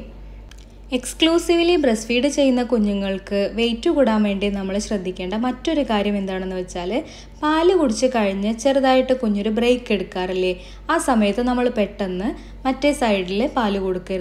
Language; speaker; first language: Malayalam; native; Malayalam